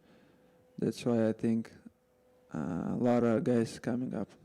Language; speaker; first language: English; non-native, learner; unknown